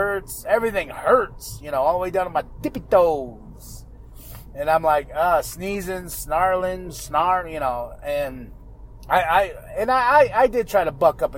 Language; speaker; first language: English; native; English